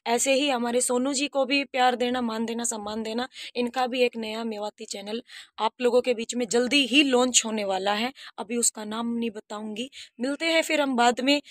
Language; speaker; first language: Hindi; native; Hindi